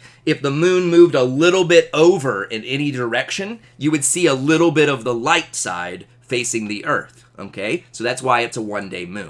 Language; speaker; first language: English; native; English